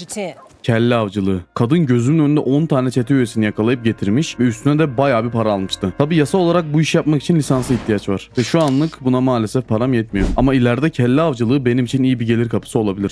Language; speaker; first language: Turkish; native; Turkish